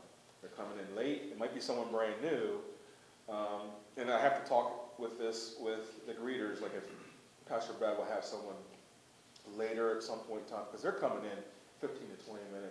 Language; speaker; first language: English; native; English